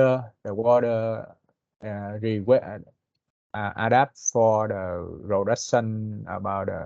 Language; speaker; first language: English; non-native, learner; Vietnamese